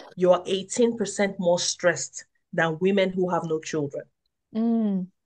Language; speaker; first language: English; non-native, local second language; Yoruba